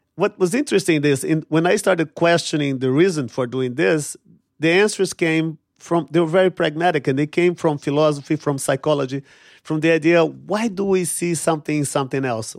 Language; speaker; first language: English; non-native, fluent; Portuguese